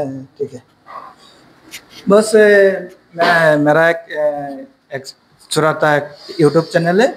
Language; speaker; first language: Hindi; non-native, learner; Bangla